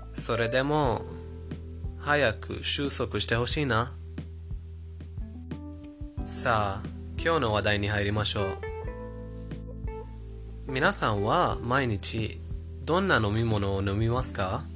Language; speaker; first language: Japanese; non-native, learner; Persian